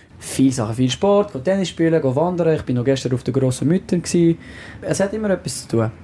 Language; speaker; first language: German; non-native, local second language; French